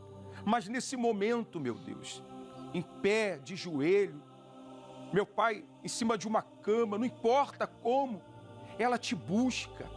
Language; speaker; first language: Portuguese; native; Portuguese